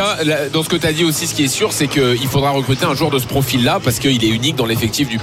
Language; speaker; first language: French; native; French